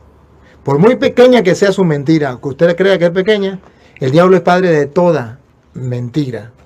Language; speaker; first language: Spanish; native; Spanish